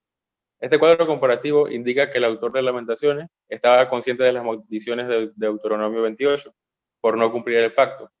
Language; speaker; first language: Spanish; native; Spanish